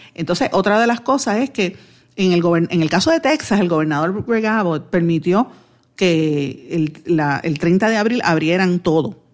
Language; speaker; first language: Spanish; native; Spanish